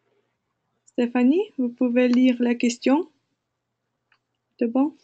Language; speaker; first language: French; non-native, fluent; English